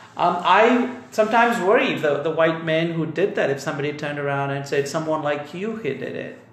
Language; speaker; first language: English; non-native, local second language; Tamil